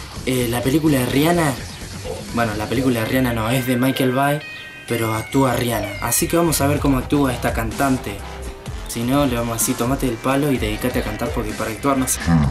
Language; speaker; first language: Spanish; native; Spanish